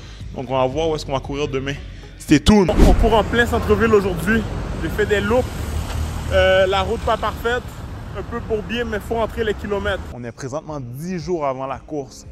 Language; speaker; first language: French; native; French